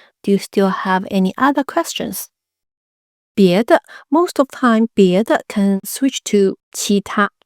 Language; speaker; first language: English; non-native, fluent; Chinese